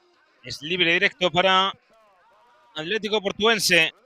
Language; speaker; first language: Spanish; native; Spanish